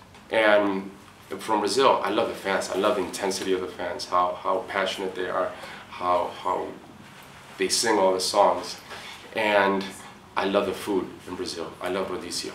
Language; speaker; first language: English; early bilingual, other home language; Spanish